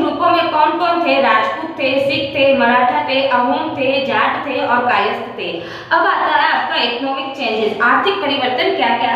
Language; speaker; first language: Hindi; native; Hindi